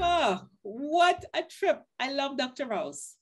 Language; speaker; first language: English; native; English